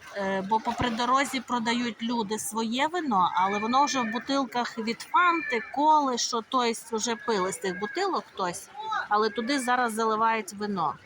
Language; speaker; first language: Ukrainian; native; Ukrainian